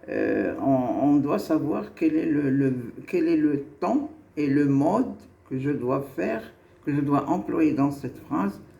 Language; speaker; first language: French; non-native, local second language; Arabic